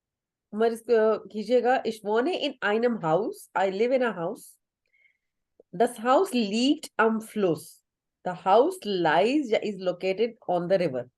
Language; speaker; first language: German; non-native, fluent; Urdu